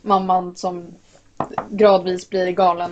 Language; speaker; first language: Swedish; native; Swedish